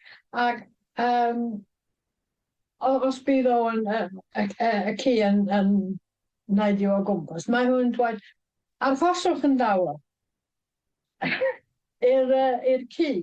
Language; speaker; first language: Welsh; non-native, fluent; English